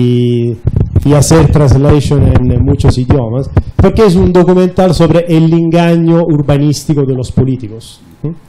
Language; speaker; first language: Spanish; non-native, fluent; Italian